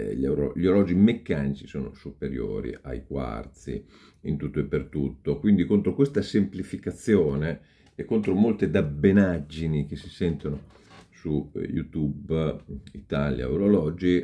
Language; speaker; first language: Italian; native; Italian